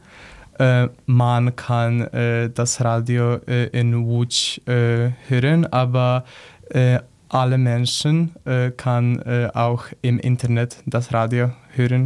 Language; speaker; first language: German; non-native, learner; Polish